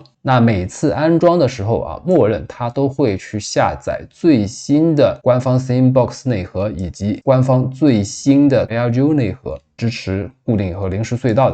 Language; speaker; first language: Chinese; native; Chinese